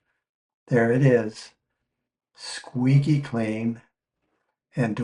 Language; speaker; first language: English; native; English